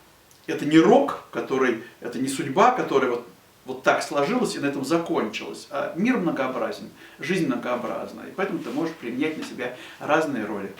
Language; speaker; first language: Russian; native; Russian